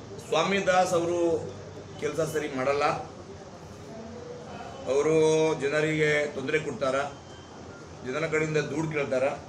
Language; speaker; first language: Kannada; non-native, local second language; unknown